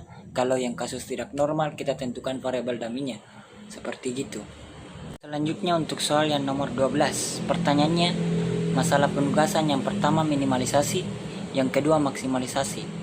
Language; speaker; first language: Indonesian; native; Indonesian